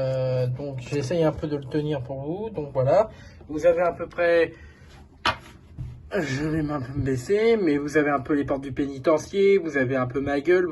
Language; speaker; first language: French; native; French